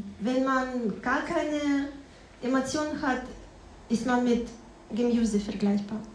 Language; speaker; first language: German; non-native, fluent; Russian